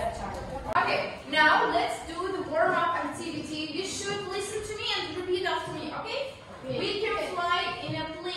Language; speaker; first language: English; non-native, learner; Kazakh